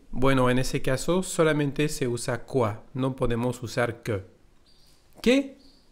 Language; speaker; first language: Spanish; non-native, fluent; French